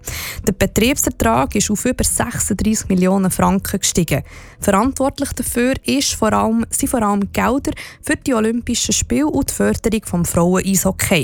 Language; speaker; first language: German; native; German